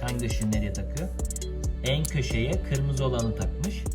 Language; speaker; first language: Turkish; native; Turkish